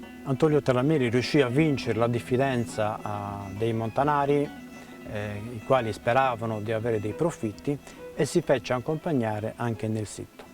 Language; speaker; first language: Italian; native; Italian